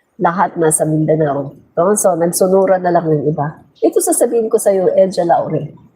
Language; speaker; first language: Filipino; non-native, local second language; Cebuano